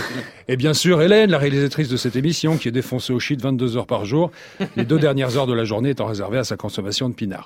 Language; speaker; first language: French; native; French